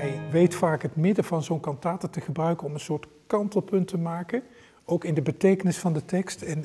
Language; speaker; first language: Dutch; native; Dutch